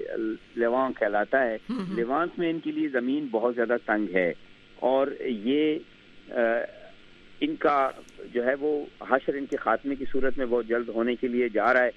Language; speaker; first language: Urdu; native; Urdu